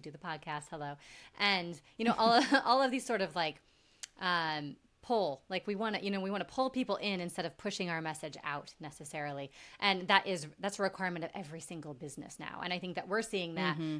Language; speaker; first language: English; native; English